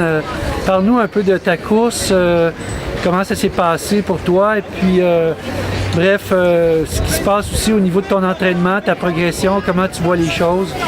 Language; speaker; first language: French; native; French